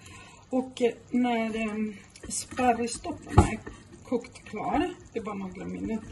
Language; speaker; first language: Swedish; non-native, fluent; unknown